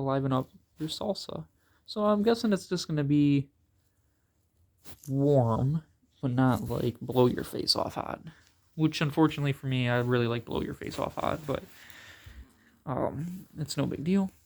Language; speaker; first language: English; native; English